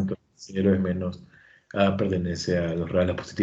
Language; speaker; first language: Spanish; native; Spanish